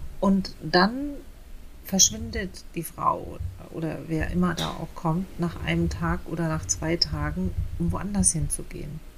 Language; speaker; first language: German; native; German